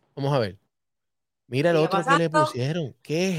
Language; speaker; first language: Spanish; native; Spanish